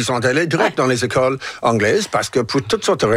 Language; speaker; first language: French; non-native, local second language; English